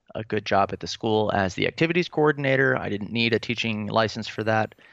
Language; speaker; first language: English; native; English